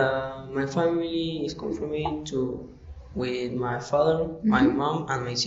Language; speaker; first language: English; non-native, learner; Spanish